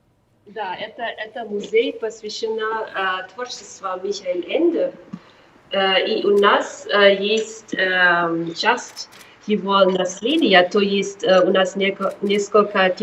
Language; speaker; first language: Russian; non-native, fluent; German